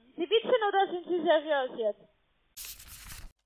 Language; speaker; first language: German; non-native, learner; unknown